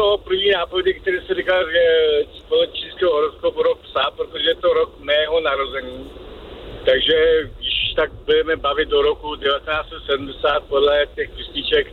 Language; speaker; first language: Czech; non-native, fluent; Persian